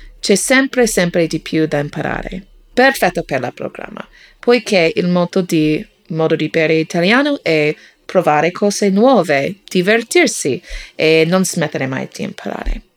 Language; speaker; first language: Italian; non-native, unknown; English